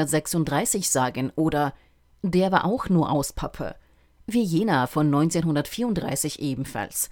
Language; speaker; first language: German; native; German